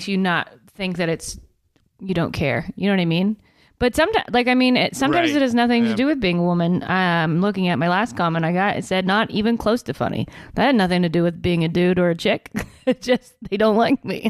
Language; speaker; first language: English; native; English